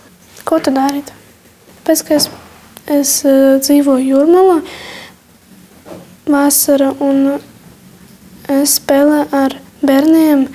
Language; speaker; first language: Latvian; non-native, learner; Russian